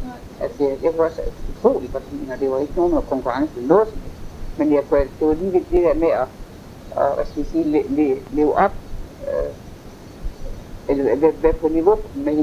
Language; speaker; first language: Danish; native; Danish